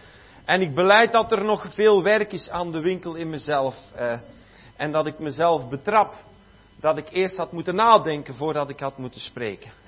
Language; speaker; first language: Dutch; native; Dutch